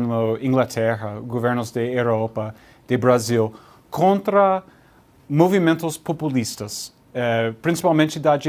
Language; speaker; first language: Portuguese; non-native, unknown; English